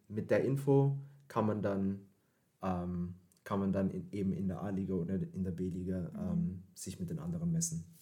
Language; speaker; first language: German; early bilingual, other home language; Filipino